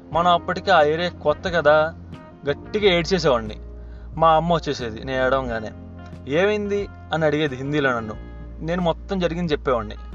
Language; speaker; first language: Telugu; non-native, local second language; Hindi